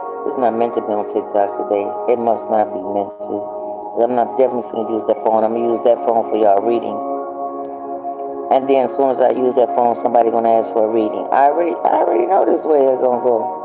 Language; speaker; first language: English; native; English